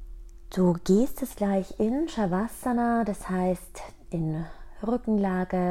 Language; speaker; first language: German; native; German